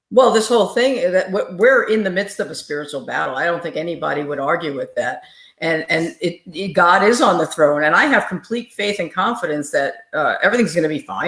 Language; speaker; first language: English; native; English